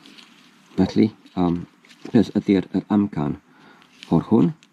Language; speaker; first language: Welsh; non-native, learner; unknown